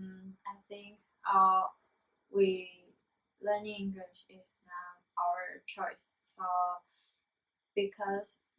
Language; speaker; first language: English; non-native, learner; Chinese